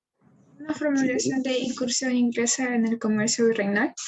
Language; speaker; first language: Spanish; native; Spanish